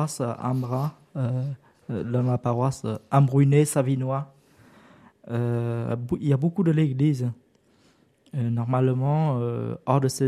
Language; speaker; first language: French; non-native, learner; Vietnamese